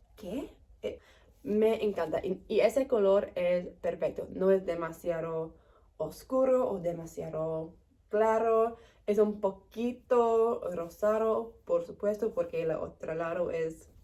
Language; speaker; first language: Spanish; non-native, learner; English